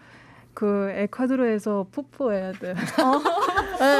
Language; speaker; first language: Korean; non-native, learner; Spanish